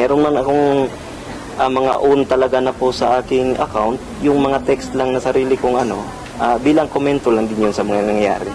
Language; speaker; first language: Filipino; non-native, local second language; Cebuano